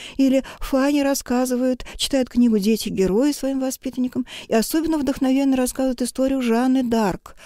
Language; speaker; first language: Russian; native; Russian